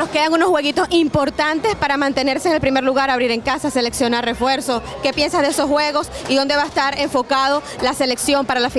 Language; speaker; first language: Spanish; native; Spanish